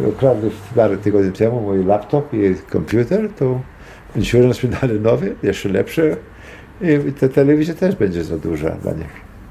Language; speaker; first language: Polish; early bilingual, heritage; Polish